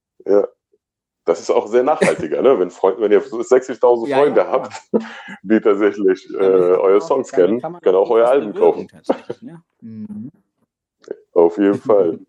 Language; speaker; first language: German; native; German